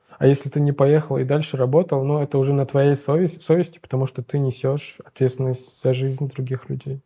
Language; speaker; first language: Russian; non-native, local second language; Uzbek